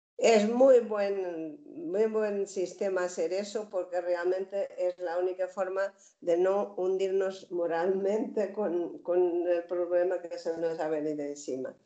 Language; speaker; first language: Spanish; native; Spanish